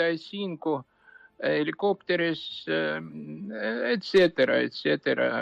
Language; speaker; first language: Spanish; non-native, fluent; Ukrainian